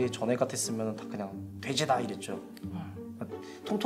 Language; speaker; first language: Korean; early bilingual, heritage; Korean